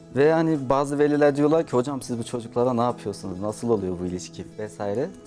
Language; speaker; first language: Turkish; native; Turkish